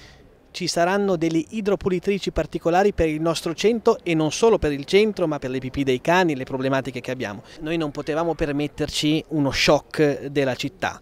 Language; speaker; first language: Italian; native; Italian